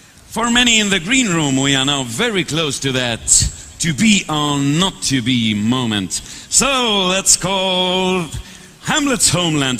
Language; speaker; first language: English; non-native, fluent; Estonian